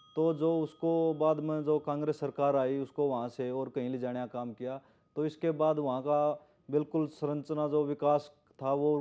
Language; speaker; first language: Hindi; native; Hindi